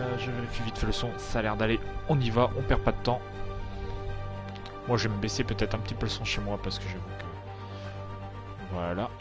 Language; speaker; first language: French; native; French